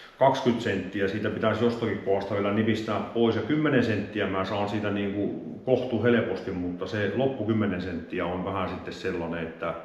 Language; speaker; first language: Finnish; native; Finnish